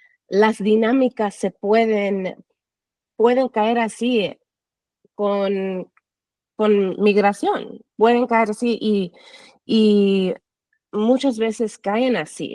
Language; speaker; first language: Spanish; early bilingual, heritage; English